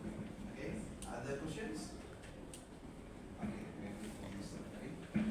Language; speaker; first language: English; non-native, fluent; Indonesian